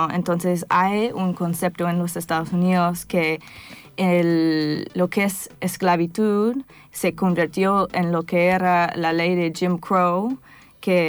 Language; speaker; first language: Spanish; non-native, fluent; English